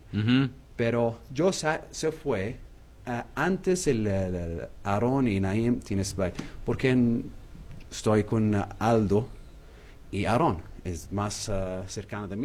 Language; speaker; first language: Spanish; non-native, learner; Arabic